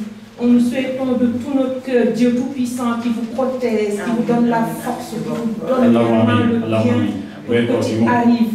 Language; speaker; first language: French; non-native, local second language; Wolof